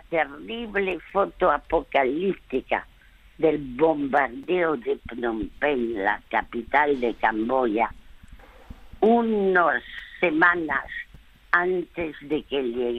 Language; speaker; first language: Spanish; early bilingual, other home language; French